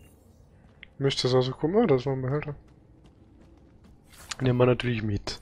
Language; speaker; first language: German; native; German